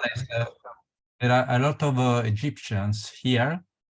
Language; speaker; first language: English; non-native, learner; Italian